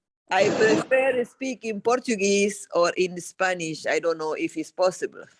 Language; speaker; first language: English; non-native, learner; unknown